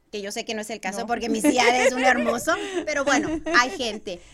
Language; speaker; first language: Spanish; native; Spanish